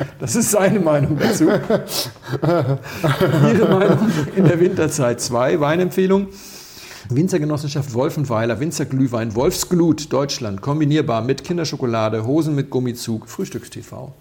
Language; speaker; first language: German; native; German